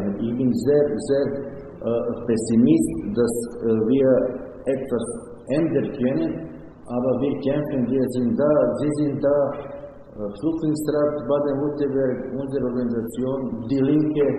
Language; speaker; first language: German; non-native, learner; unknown